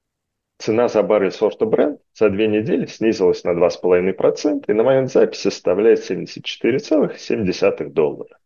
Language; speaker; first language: Russian; native; Russian